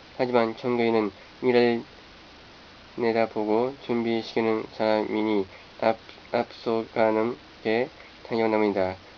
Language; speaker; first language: Korean; non-native, fluent; Japanese